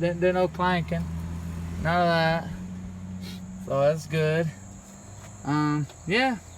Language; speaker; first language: English; native; English